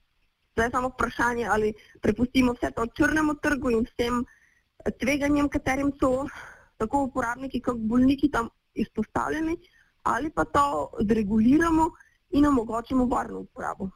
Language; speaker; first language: Slovenian; native; Slovenian